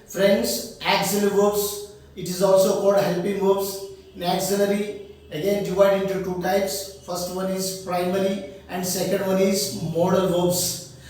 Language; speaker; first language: English; non-native, local second language; Telugu